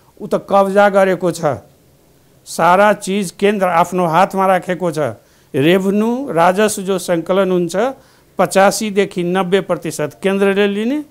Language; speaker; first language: Nepali; non-native, local second language; Maithili